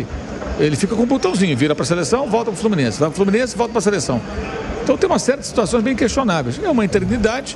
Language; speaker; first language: Portuguese; native; Portuguese